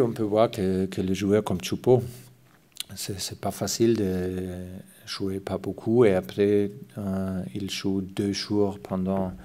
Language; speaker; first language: French; non-native, fluent; German